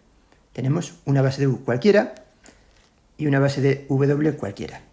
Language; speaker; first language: Spanish; native; Spanish